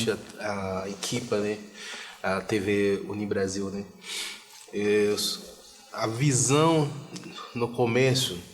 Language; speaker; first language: Portuguese; non-native, fluent; Haitian Creole